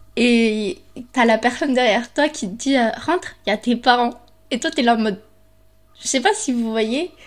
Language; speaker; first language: French; early bilingual, other home language; Spanish